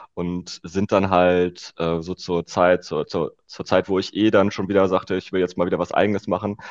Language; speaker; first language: German; native; German